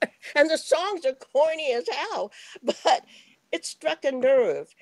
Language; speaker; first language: English; native; English